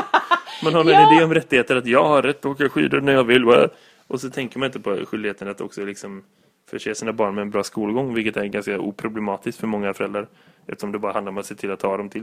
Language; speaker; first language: Swedish; native; Swedish